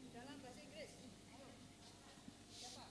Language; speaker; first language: Indonesian; native; Indonesian